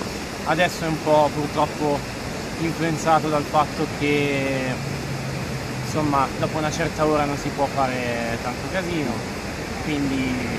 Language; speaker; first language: Italian; native; Italian